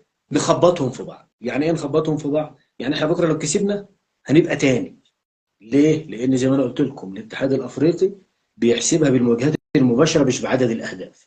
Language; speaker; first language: Arabic; native; Arabic